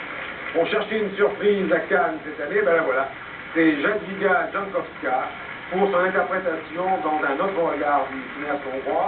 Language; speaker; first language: French; native; French